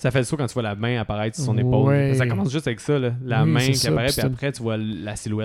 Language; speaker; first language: French; native; French